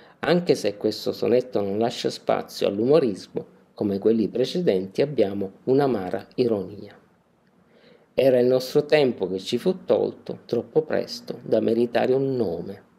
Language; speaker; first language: Italian; native; Italian